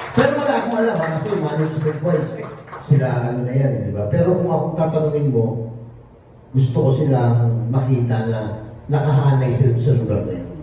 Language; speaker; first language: Filipino; native; Filipino